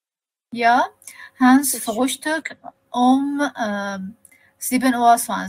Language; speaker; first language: German; non-native, learner; Persian